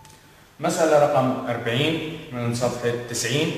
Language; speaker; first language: Arabic; native; Arabic